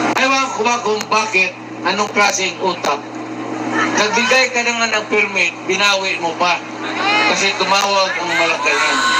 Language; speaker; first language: Filipino; non-native, local second language; Cebuano